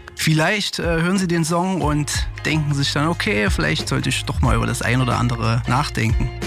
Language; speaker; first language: German; native; German